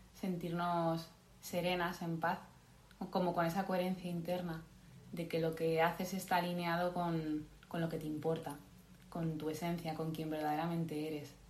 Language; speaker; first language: Spanish; native; Spanish